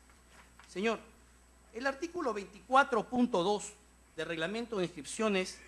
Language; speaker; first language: Spanish; native; Spanish